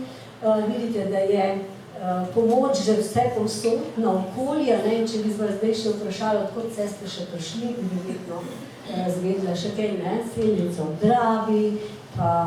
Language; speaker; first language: Slovenian; native; Slovenian